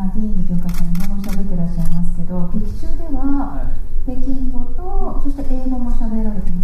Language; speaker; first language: Japanese; native; Japanese